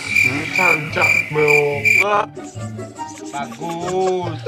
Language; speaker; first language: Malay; non-native, local second language; Sundanese